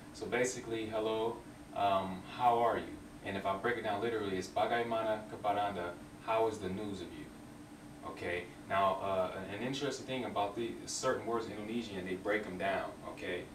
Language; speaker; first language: English; native; English